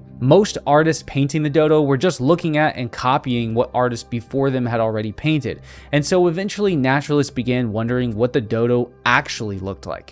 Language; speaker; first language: English; native; English